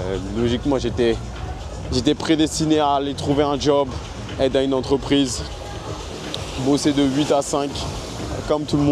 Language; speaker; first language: French; native; French